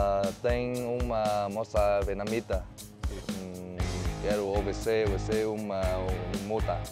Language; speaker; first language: Portuguese; non-native, learner; Vietnamese